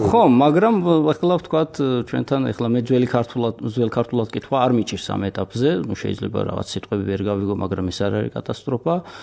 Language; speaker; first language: Georgian; non-native, local second language; Azerbaijani